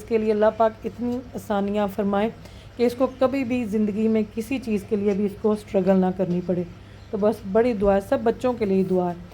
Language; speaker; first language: Urdu; non-native, local second language; Punjabi